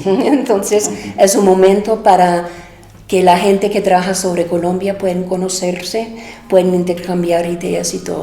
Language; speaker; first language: Spanish; non-native, fluent; English